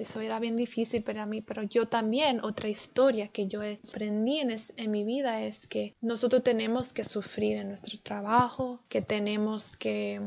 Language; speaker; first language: Spanish; early bilingual, heritage; Spanish